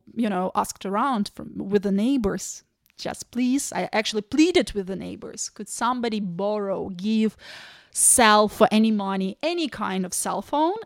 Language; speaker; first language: English; non-native, fluent; Ukrainian